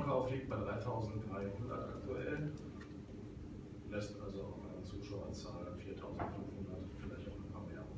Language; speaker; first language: German; native; German